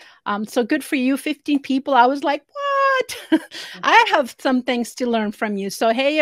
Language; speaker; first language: English; non-native, fluent; Spanish